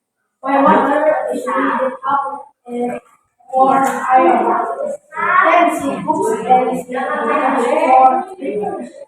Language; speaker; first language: English; non-native, learner; Indonesian